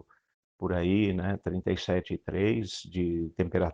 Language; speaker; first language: Portuguese; native; Portuguese